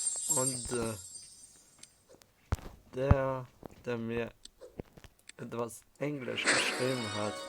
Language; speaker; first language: German; early bilingual, other home language; Arabic